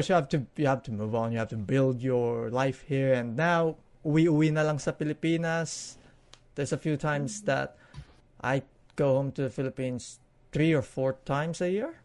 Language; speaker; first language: English; non-native, local second language; Pampanga